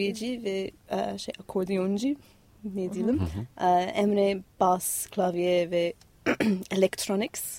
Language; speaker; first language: Turkish; non-native, learner; English